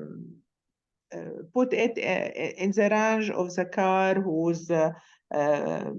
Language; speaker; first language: English; non-native, learner; Arabic